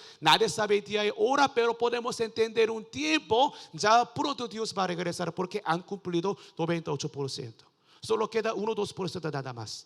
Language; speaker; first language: Spanish; non-native, learner; Korean